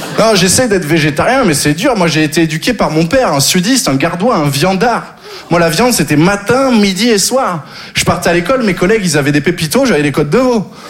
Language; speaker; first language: French; native; French